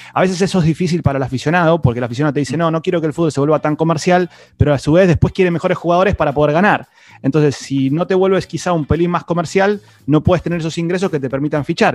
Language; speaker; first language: Spanish; native; Spanish